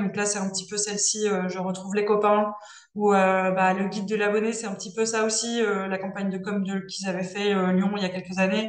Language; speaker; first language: French; native; French